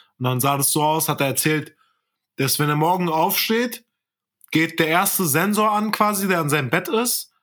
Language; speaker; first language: German; early bilingual, other home language; Turkish